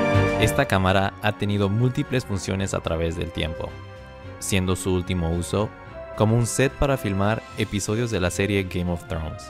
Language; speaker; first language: Spanish; native; Spanish